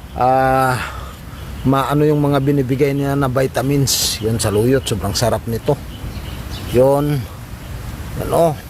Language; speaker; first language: Filipino; non-native, local second language; Cebuano